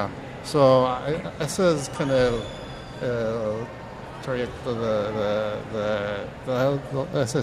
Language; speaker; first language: Spanish; early bilingual, heritage; English